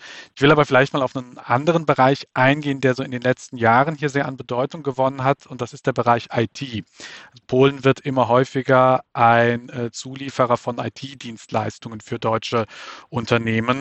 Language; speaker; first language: German; native; German